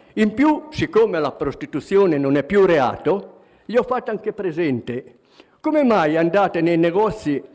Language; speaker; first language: Italian; native; Italian